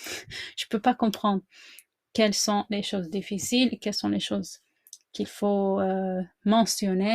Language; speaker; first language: French; non-native, fluent; English